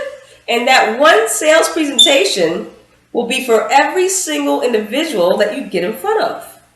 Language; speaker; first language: English; native; English